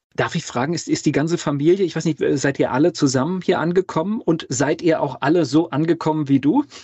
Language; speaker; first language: German; native; German